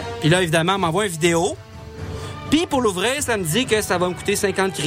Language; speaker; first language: French; native; French